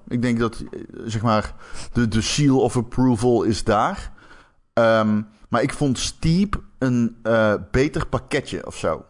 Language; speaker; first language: Dutch; native; Dutch